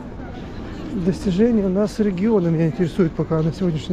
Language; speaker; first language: Russian; native; Russian